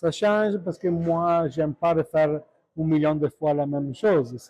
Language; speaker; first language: French; non-native, learner; Italian